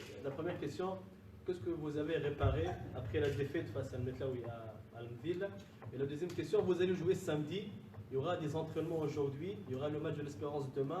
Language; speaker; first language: French; non-native, local second language; Arabic